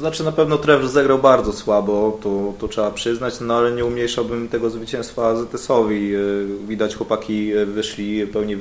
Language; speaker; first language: Polish; native; Polish